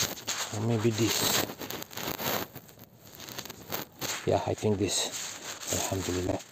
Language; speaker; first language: English; non-native, learner; Russian